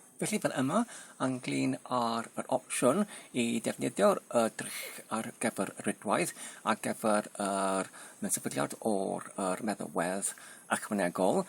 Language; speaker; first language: Welsh; non-native, learner; Polish